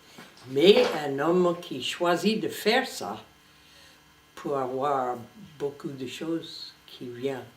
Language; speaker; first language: French; non-native, fluent; English